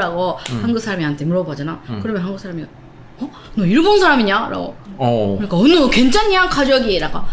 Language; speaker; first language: Korean; non-native, learner; Japanese